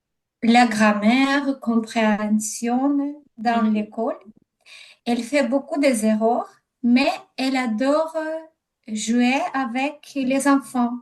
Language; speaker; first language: French; non-native, learner; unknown